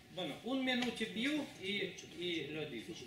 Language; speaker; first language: Italian; non-native, learner; Spanish